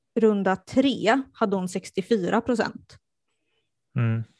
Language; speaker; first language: Swedish; native; Swedish